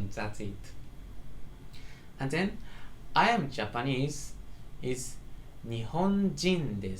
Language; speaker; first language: English; non-native, learner; Japanese